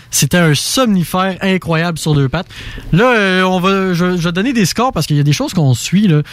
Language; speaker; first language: French; native; French